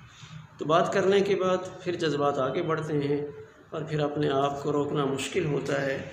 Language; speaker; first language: Urdu; native; Urdu